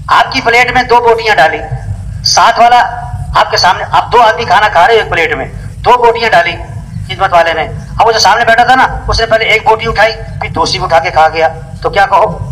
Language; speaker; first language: Urdu; non-native, local second language; Pashto